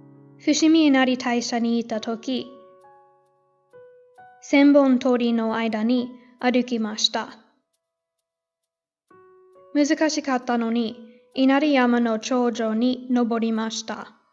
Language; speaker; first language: Japanese; non-native, learner; English